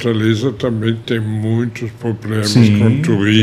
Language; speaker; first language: Portuguese; non-native, fluent; German